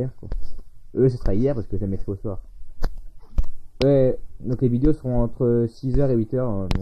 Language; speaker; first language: French; native; French